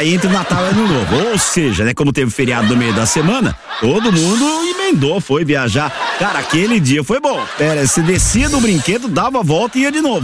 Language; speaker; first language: Portuguese; native; Portuguese